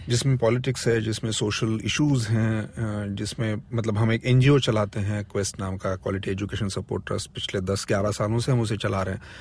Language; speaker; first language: Hindi; non-native, local second language; Marathi